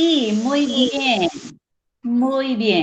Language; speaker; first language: Spanish; non-native, fluent; Portuguese